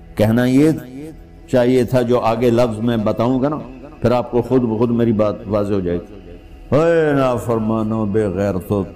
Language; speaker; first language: Urdu; non-native, local second language; Punjabi